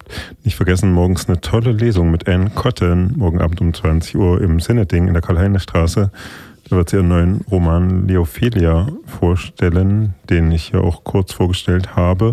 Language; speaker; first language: German; native; German